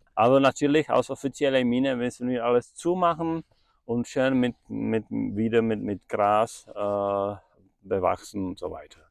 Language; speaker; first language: German; non-native, fluent; Czech